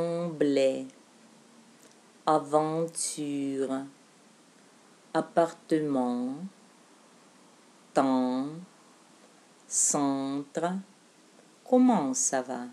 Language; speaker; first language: French; non-native, fluent; Russian